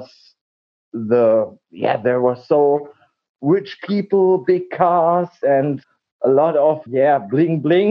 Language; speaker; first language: English; non-native, learner; German